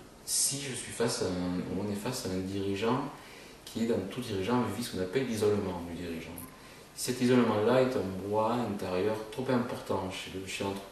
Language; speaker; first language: French; native; French